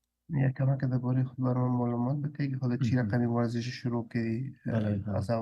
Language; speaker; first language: Persian; early bilingual, heritage; Persian